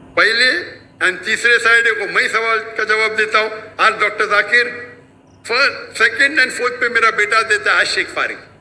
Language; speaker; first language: Hindi; non-native, local second language; Konkani